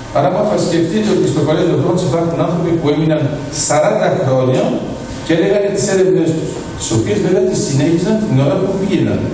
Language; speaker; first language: Greek; early bilingual, heritage; Greek